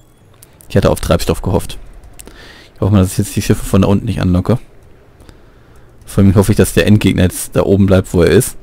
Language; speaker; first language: German; native; German